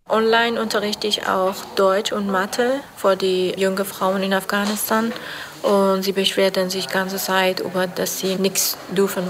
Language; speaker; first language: German; non-native, learner; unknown